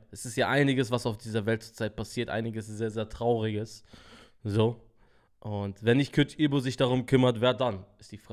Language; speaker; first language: German; native; German